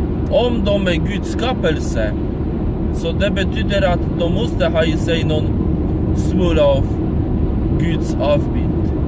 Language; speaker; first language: Swedish; non-native, fluent; Polish